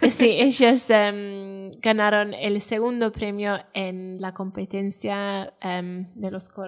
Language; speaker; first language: Spanish; non-native, fluent; Welsh